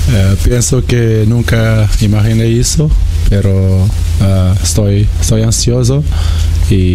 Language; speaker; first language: Spanish; non-native, learner; Portuguese